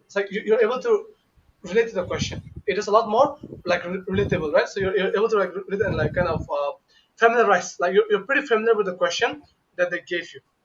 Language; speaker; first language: English; non-native, local second language; Bangla